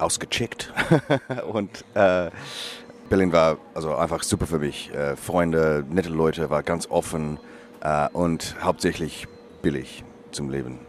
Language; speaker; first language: German; non-native, learner; English